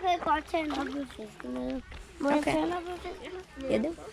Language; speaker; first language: Danish; early bilingual, other home language; Bangla